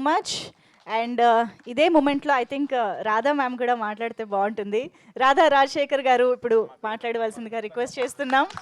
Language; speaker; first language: Telugu; native; Telugu